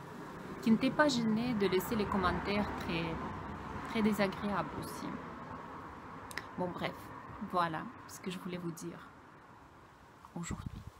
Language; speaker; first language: French; non-native, fluent; Russian